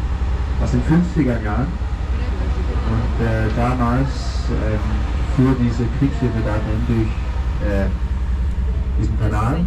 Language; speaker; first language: German; non-native, fluent; Danish